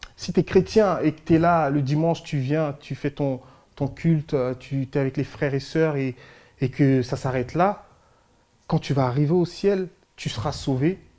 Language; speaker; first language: French; early bilingual, other home language; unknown